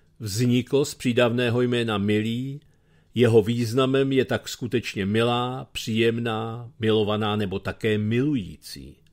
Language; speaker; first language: Czech; native; Czech